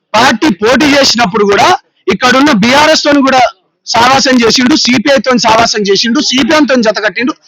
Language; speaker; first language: Telugu; native; Telugu